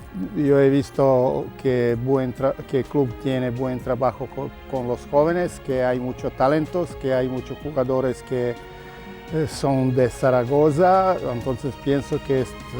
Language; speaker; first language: Spanish; non-native, fluent; Serbian